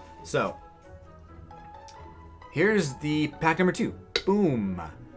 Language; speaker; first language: English; native; English